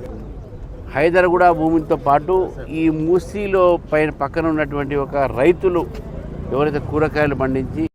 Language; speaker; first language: Telugu; native; Telugu